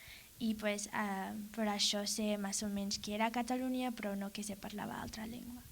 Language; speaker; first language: Catalan; non-native, learner; English